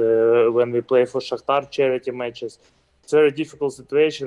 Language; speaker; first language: English; non-native, fluent; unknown